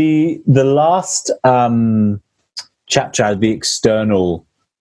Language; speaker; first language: English; native; English